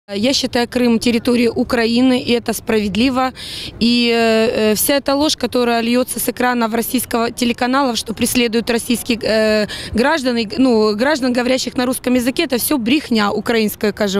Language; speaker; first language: Russian; native; Russian